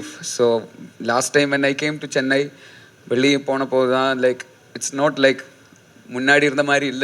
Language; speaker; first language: Tamil; non-native, learner; Malayalam